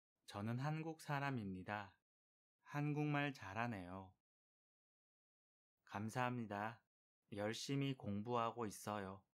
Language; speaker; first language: Korean; non-native, fluent; Vietnamese